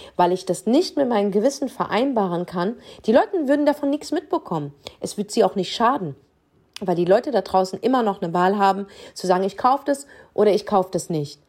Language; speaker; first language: German; early bilingual, other home language; Arabic